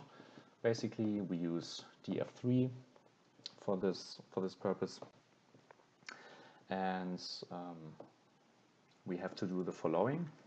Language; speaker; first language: English; non-native, fluent; German